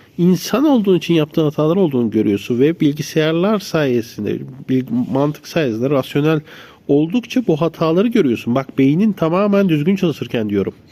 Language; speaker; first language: Turkish; native; Turkish